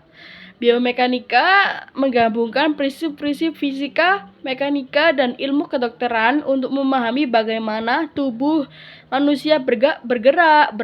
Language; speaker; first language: Indonesian; native; Indonesian